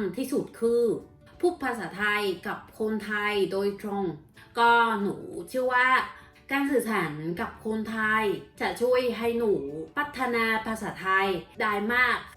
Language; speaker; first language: Thai; non-native, learner; Vietnamese